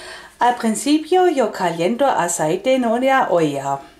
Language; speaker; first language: Spanish; non-native, learner; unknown